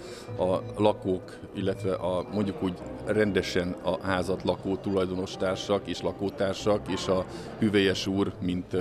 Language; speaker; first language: Hungarian; native; Hungarian